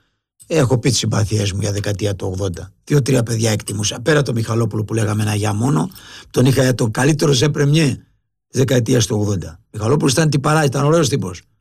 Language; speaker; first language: Greek; native; Greek